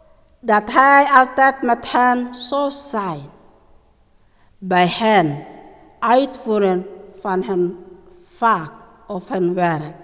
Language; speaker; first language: Dutch; non-native, learner; Indonesian